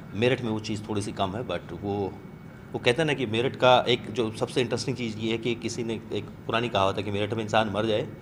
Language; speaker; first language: Hindi; native; Hindi